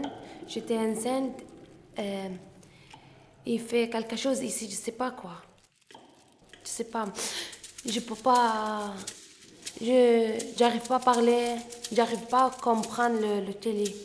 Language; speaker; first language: French; non-native, learner; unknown